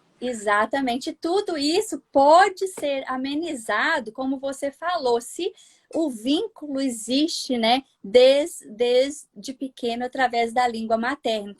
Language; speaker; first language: Portuguese; native; Portuguese